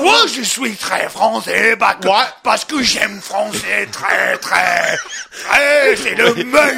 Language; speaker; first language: French; non-native, learner; English